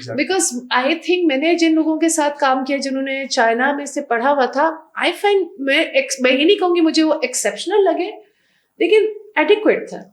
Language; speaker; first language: Urdu; native; Urdu